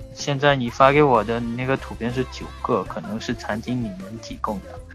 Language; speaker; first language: Chinese; non-native, fluent; Morisyen